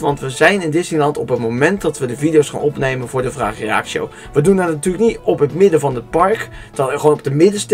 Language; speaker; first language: Dutch; native; Dutch